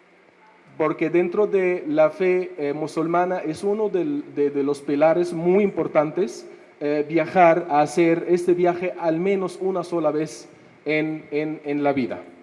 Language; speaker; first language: Spanish; non-native, fluent; Arabic